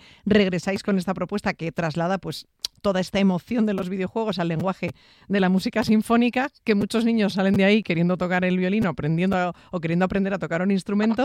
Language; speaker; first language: Spanish; native; Spanish